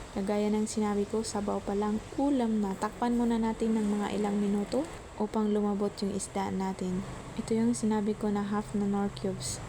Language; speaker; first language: Filipino; non-native, local second language; Cebuano